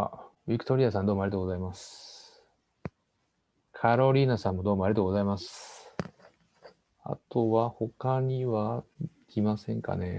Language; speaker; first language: Japanese; native; Japanese